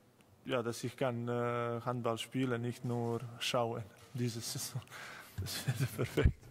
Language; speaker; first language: German; non-native, learner; Croatian